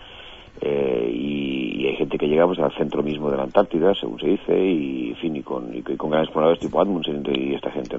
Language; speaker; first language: Spanish; native; Spanish